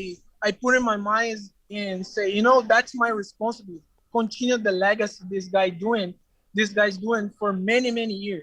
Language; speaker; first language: English; non-native, learner; Portuguese